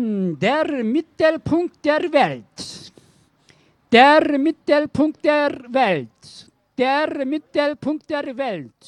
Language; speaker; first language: German; non-native, learner; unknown